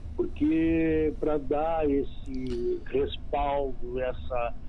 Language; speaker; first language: Portuguese; native; Portuguese